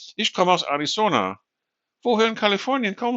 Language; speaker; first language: German; non-native, fluent; English